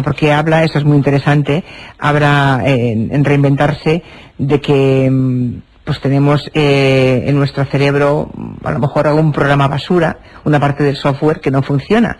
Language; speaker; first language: Spanish; native; Spanish